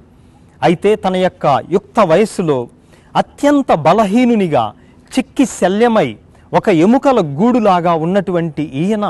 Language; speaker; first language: Telugu; native; Telugu